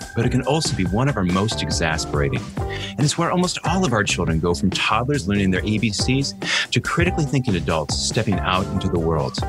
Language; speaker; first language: English; native; English